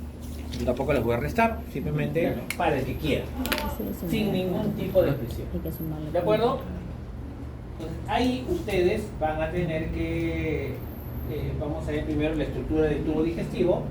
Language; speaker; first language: Spanish; native; Spanish